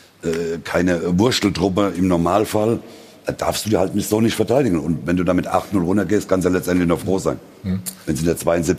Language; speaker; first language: German; native; German